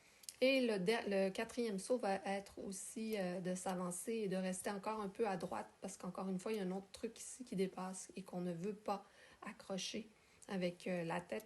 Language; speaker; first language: French; native; French